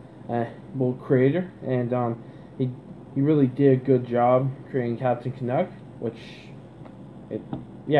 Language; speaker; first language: English; native; English